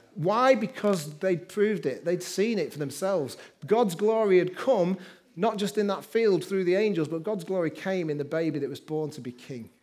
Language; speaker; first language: English; native; English